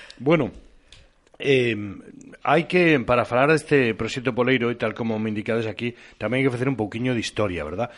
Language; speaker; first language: Galician; non-native, local second language; Spanish